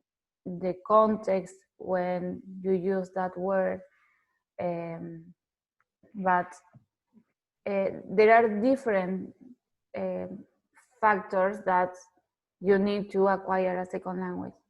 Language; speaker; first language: English; non-native, fluent; Spanish